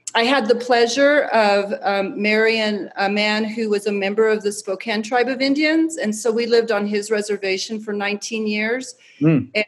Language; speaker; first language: English; native; English